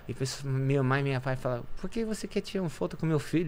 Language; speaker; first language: Portuguese; non-native, fluent; English